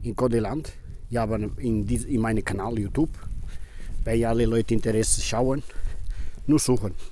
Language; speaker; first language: German; non-native, learner; Portuguese